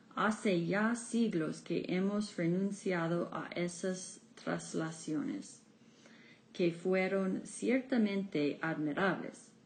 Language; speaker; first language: Spanish; non-native, fluent; English